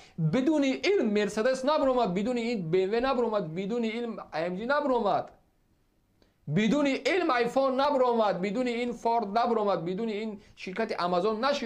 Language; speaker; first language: Persian; native; Persian